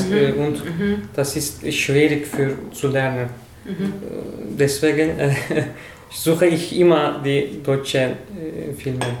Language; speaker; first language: German; non-native, learner; Turkish